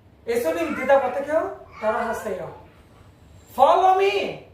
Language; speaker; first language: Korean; non-native, learner; English